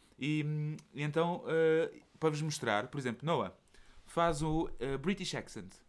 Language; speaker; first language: Portuguese; native; Portuguese